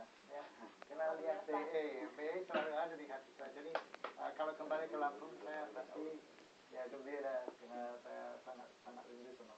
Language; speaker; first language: Indonesian; non-native, fluent; English